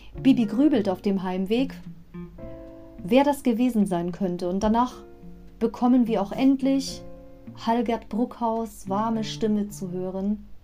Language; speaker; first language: German; native; German